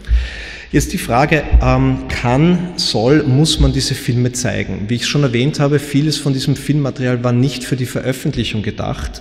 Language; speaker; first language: German; native; German